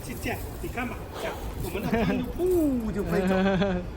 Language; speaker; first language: Chinese; native; Chinese